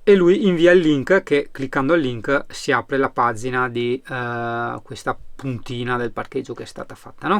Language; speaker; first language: Italian; native; Italian